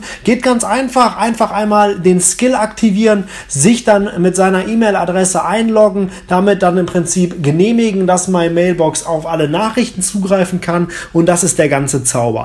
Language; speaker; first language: German; native; German